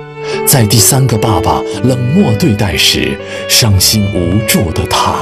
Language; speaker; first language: Chinese; native; Chinese